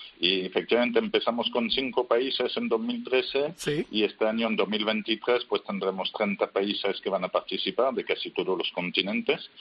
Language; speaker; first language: Spanish; non-native, fluent; French